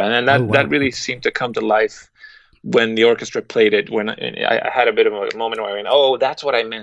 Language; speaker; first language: English; non-native, fluent; Spanish